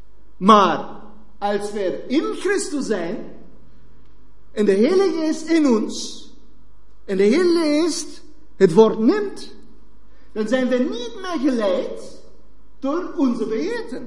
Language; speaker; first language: Dutch; non-native, fluent; German